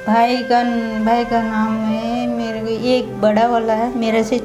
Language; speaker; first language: Hindi; early bilingual, other home language; Nepali